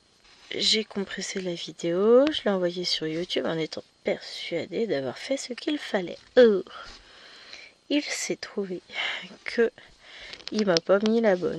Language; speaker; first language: French; native; French